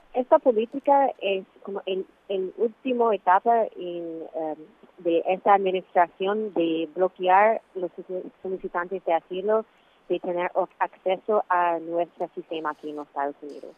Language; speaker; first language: Spanish; non-native, fluent; English